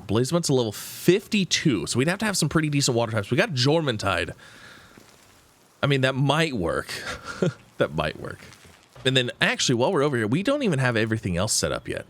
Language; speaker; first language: English; native; English